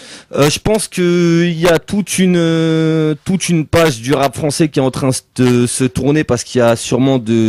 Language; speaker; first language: French; native; French